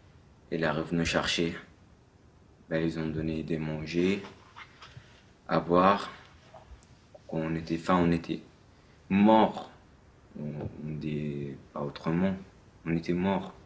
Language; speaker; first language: French; non-native, learner; Arabic